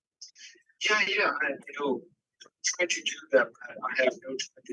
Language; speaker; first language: English; non-native, learner; Vietnamese